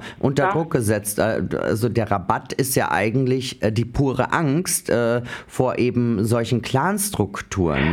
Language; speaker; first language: German; native; German